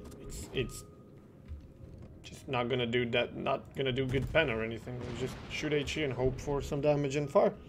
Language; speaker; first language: English; non-native, fluent; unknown